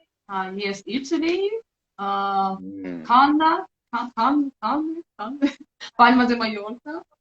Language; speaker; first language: English; non-native, learner; Russian